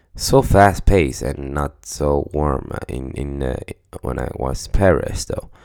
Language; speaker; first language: English; non-native, fluent; Chinese